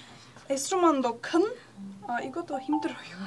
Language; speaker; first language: Korean; non-native, learner; Turkish